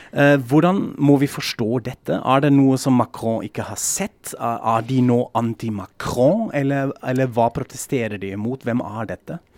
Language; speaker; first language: Norwegian; non-native, fluent; German